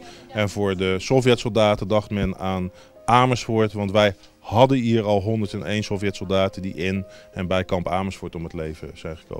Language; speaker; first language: Dutch; native; Dutch